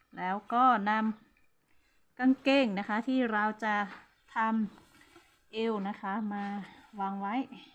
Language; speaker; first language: Thai; non-native, local second language; Hmong